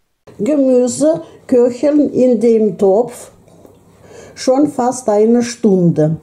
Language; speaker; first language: German; non-native, fluent; Russian